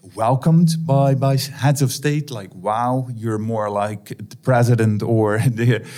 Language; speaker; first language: English; non-native, fluent; Dutch